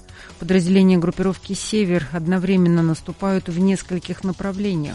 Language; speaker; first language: Russian; native; Russian